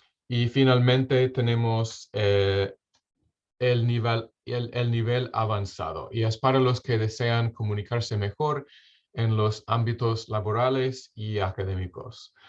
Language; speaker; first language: Spanish; non-native, fluent; English